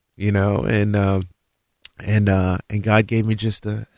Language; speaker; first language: English; native; English